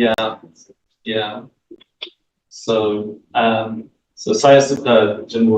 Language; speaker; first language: Indonesian; non-native, learner; English